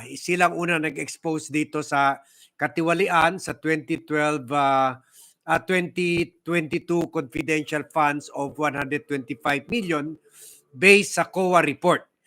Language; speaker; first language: Filipino; native; Filipino